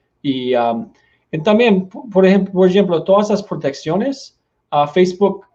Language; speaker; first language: Portuguese; non-native, learner; Spanish